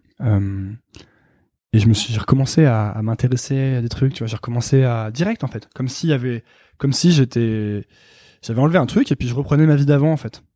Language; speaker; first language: French; native; French